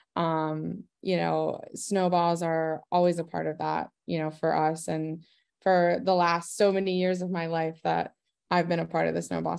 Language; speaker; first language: English; native; English